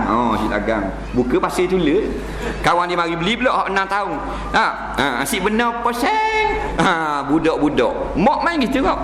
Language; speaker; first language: Malay; native; Malay